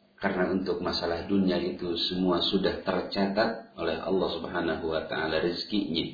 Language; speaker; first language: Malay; non-native, local second language; Sundanese